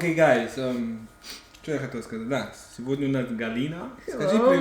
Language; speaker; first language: Russian; non-native, fluent; English